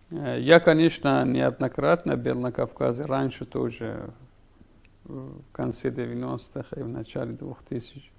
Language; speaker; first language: Russian; non-native, fluent; Persian